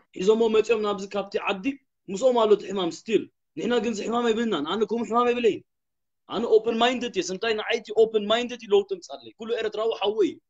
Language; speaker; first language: Tigrinya; early bilingual, heritage; Tigrinya